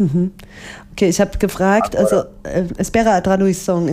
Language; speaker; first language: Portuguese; non-native, fluent; German